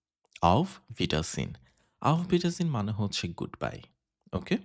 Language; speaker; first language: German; non-native, fluent; Bangla